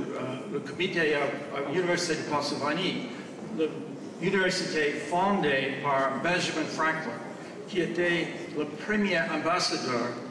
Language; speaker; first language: French; non-native, fluent; English